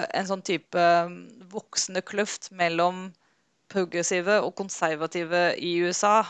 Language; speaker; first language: Norwegian; non-native, fluent; Dutch